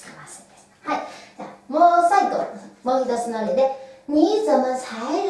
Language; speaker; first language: Japanese; non-native, fluent; Chinese